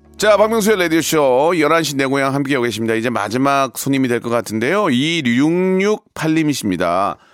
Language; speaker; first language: Korean; native; Korean